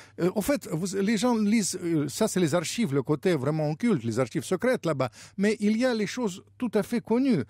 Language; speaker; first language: French; non-native, fluent; Russian